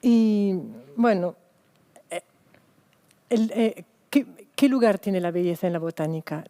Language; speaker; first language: Spanish; early bilingual, heritage; Spanish